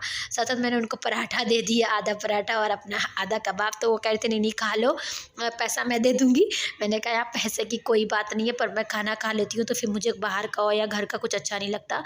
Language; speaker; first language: Hindi; native; Hindi